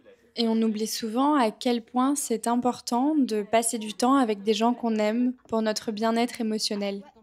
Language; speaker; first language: French; native; French